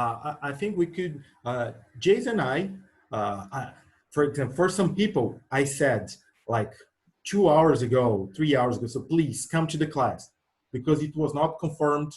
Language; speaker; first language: English; non-native, fluent; Portuguese